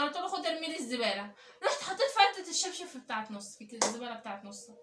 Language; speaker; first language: Arabic; native; Arabic